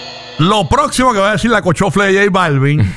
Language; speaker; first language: Spanish; native; Spanish